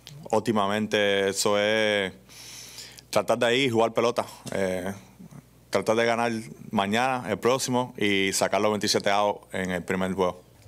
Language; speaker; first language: Spanish; early bilingual, heritage; Spanish